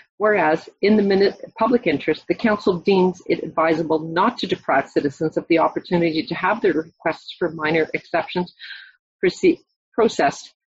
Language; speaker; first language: English; native; English